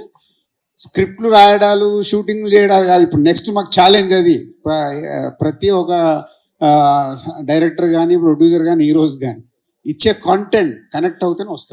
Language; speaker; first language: Telugu; native; Telugu